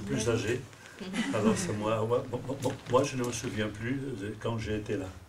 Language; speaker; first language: French; non-native, fluent; Spanish